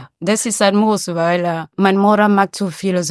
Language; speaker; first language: German; non-native, learner; French